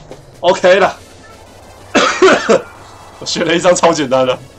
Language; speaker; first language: Chinese; native; Chinese